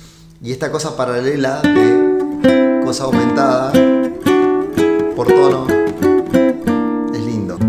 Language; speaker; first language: Spanish; native; Spanish